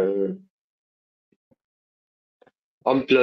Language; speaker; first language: French; non-native, learner; Bangla